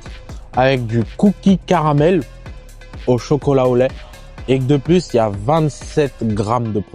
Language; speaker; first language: French; native; French